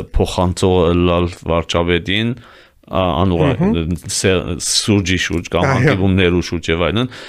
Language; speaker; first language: Armenian; early bilingual, heritage; Armenian